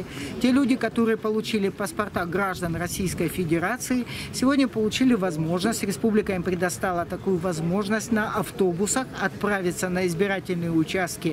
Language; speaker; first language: Russian; native; Russian